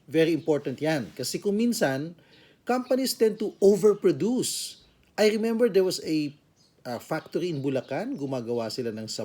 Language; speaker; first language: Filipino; native; Filipino